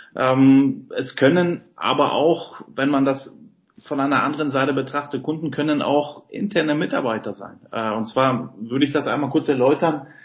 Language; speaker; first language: German; early bilingual, other home language; Polish